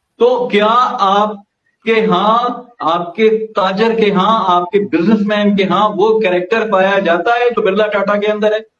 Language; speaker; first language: Urdu; non-native, local second language; Punjabi